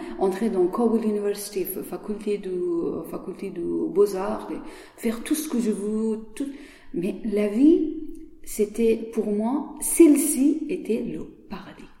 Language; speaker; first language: French; non-native, learner; Persian